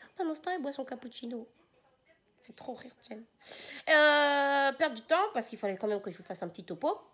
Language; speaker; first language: French; native; French